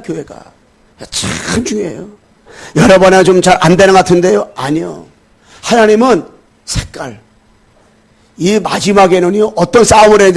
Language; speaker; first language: Korean; native; Korean